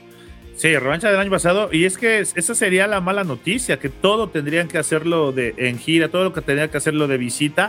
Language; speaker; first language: Spanish; native; Spanish